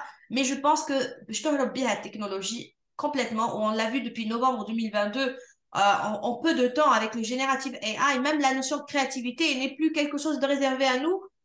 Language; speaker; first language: French; non-native, local second language; Arabic